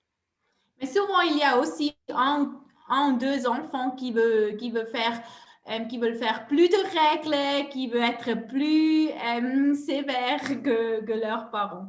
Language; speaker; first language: French; non-native, local second language; German